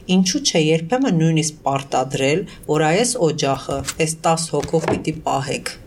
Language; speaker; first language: Armenian; early bilingual, heritage; Armenian